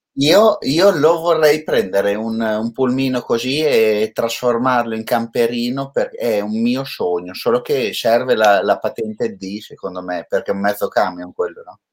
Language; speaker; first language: Italian; native; Italian